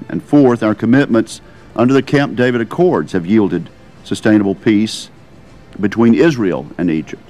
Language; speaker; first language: English; native; English